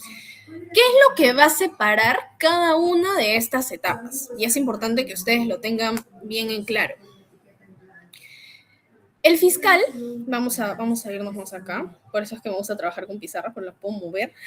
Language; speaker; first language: Spanish; native; Spanish